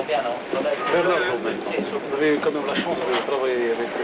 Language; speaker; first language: French; non-native, fluent; Italian